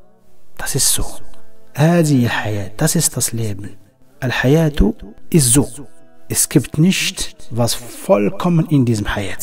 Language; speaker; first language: German; non-native, fluent; Arabic